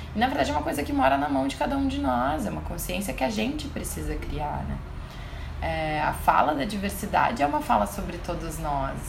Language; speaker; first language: Portuguese; native; Portuguese